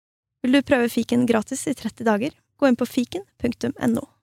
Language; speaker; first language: Norwegian; native; Norwegian